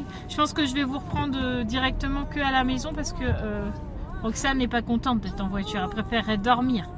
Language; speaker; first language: French; native; French